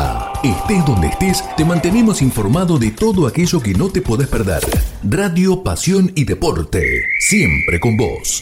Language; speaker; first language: Spanish; native; Spanish